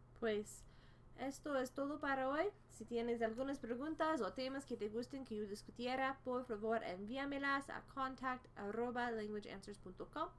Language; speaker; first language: Spanish; non-native, fluent; English